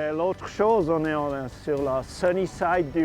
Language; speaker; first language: French; non-native, learner; German